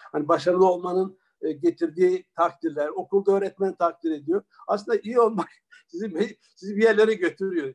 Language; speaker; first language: Turkish; early bilingual, other home language; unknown